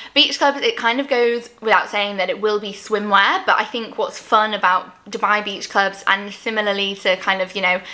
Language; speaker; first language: English; native; English